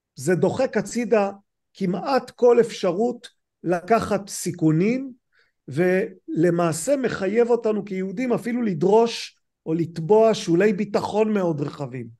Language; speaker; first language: Hebrew; native; Hebrew